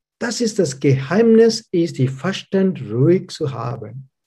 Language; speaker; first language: German; non-native, learner; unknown